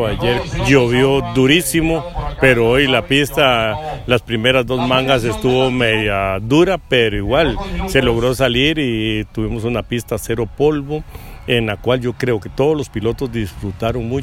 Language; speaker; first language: Spanish; native; Spanish